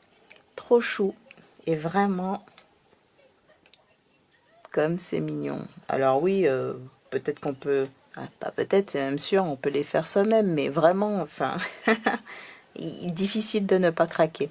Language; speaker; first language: French; native; French